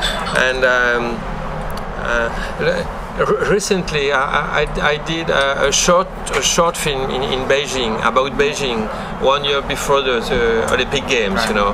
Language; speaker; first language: English; non-native, learner; French